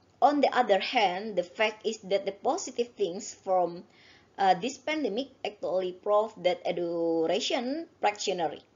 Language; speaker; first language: English; non-native, learner; Indonesian